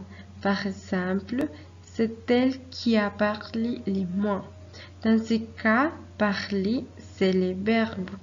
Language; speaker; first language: French; non-native, fluent; Spanish